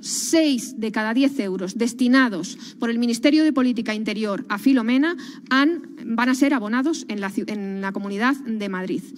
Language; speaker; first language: Spanish; native; Spanish